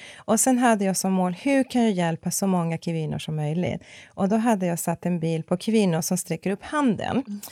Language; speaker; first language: Swedish; early bilingual, other home language; Spanish